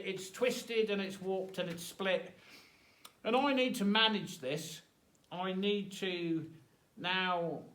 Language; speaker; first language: English; native; English